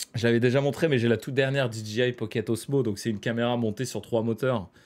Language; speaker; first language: French; native; French